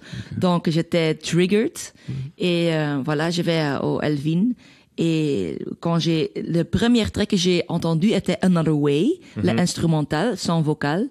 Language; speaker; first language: French; non-native, learner; Dutch